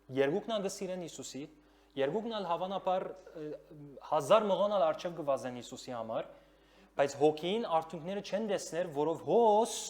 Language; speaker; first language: Armenian; early bilingual, heritage; Armenian